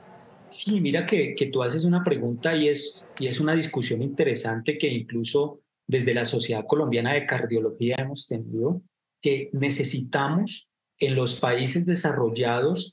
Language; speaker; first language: Spanish; native; Spanish